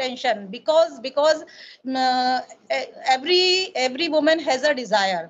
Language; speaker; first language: English; non-native, learner; Hindi